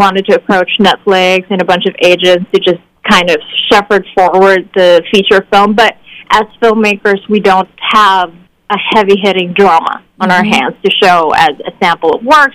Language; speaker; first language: English; non-native, local second language; Filipino